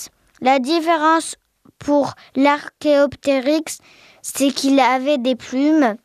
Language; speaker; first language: French; native; French